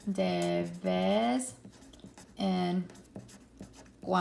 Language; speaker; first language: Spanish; non-native, fluent; English